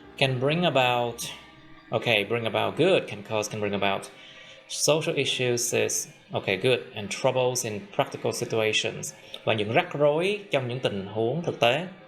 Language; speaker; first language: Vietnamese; native; Vietnamese